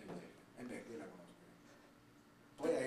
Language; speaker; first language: Spanish; non-native, learner; Italian